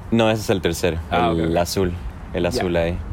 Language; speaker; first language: Spanish; native; Spanish